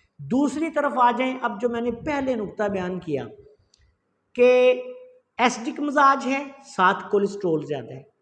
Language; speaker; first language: Urdu; non-native, local second language; Punjabi